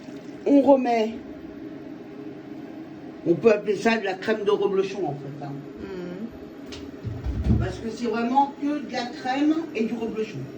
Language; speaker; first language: French; native; French